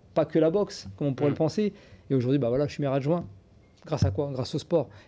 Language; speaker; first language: French; native; French